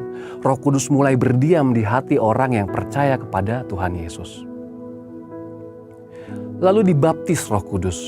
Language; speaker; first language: Indonesian; native; Indonesian